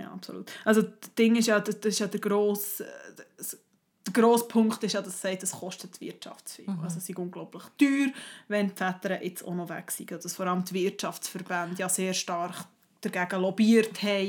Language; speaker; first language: German; native; German